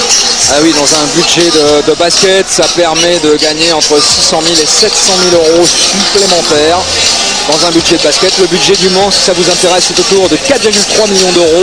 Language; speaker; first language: French; native; French